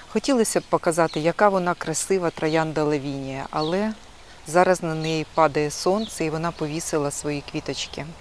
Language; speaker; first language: Ukrainian; non-native, local second language; Russian